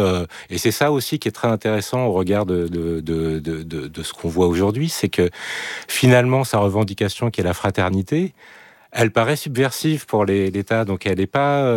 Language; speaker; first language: French; native; French